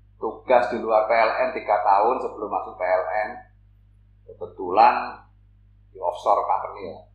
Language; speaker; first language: Indonesian; native; Indonesian